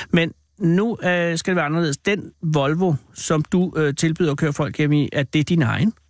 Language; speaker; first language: Danish; native; Danish